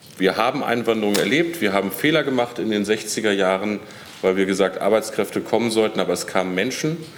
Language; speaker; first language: German; native; German